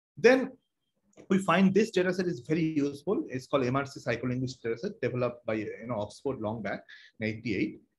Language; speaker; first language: English; non-native, local second language; Bangla